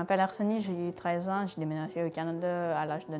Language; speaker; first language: French; early bilingual, other home language; Ukrainian